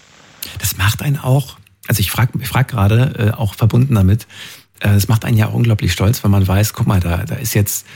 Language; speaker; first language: German; native; German